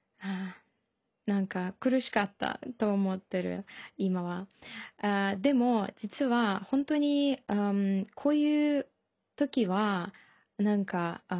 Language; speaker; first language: Japanese; non-native, learner; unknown